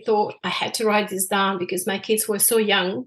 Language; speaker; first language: English; non-native, fluent; Bosnian